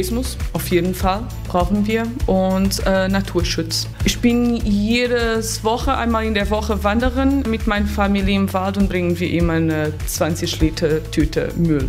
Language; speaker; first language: German; non-native, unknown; Portuguese